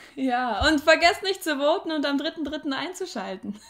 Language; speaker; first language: German; native; German